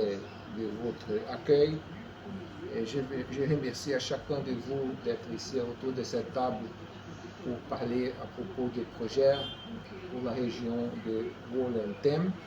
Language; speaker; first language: French; non-native, fluent; Portuguese